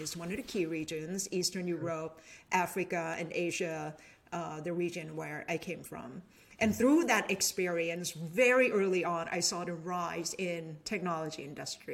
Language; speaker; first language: English; non-native, fluent; Thai